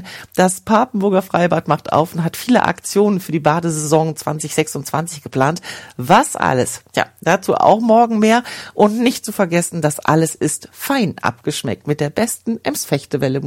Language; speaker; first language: German; native; German